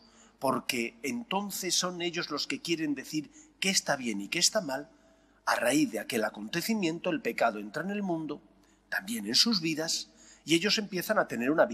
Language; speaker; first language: Spanish; native; Spanish